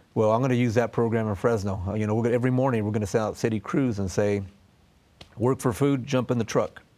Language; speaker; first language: English; native; English